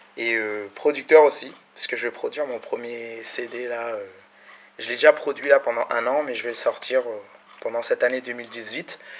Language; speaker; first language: French; early bilingual, other home language; Malagasy